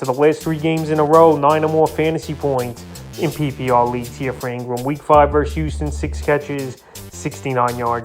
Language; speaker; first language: English; native; English